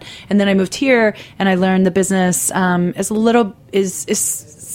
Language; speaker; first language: English; native; English